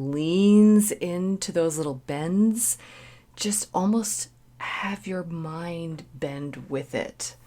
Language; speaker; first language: English; native; English